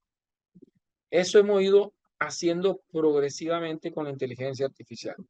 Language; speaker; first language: Spanish; native; Spanish